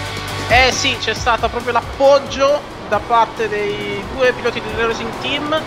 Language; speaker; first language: Italian; native; Italian